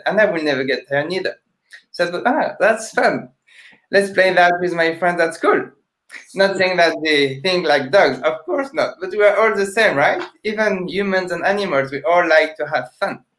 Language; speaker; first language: English; non-native, fluent; French